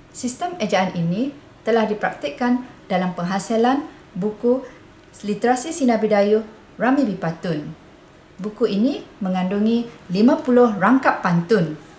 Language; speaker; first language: Malay; non-native, local second language; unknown